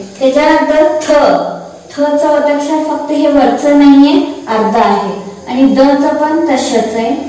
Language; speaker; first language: Marathi; non-native, local second language; Kannada